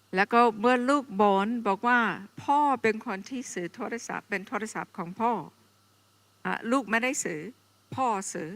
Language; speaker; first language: Thai; non-native, fluent; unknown